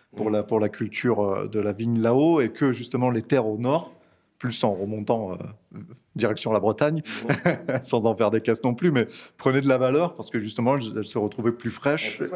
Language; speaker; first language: French; native; French